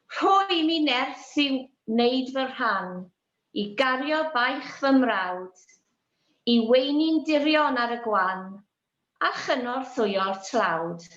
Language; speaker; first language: Welsh; native; Welsh